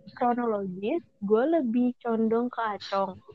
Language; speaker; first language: Indonesian; early bilingual, heritage; English